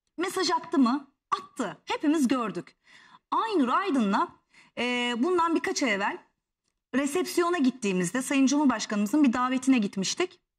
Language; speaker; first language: Turkish; native; Turkish